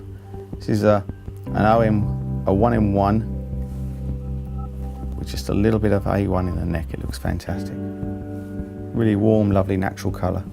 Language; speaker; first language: English; native; English